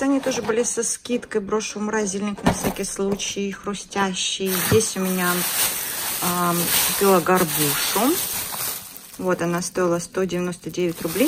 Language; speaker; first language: Russian; native; Russian